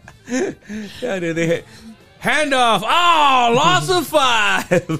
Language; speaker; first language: English; native; English